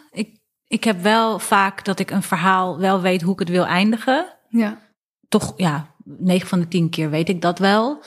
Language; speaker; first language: Dutch; early bilingual, other home language; Persian